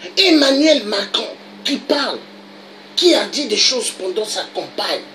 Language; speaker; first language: French; non-native, local second language; Lingala